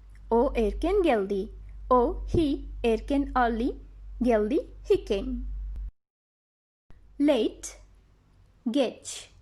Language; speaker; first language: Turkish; non-native, fluent; Bangla